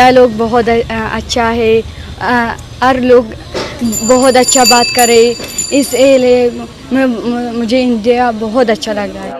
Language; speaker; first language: Hindi; non-native, learner; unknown